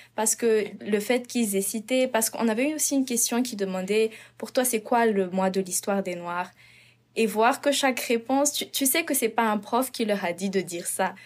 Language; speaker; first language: French; non-native, local second language; Malagasy